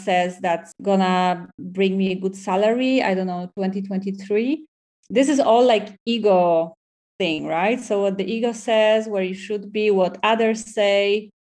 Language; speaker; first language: English; non-native, fluent; Polish